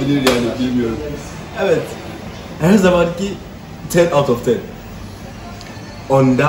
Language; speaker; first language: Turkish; non-native, fluent; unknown